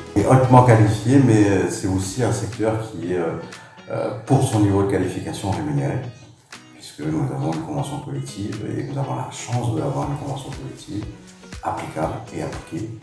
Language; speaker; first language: French; native; French